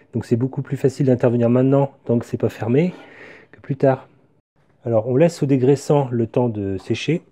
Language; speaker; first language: French; native; French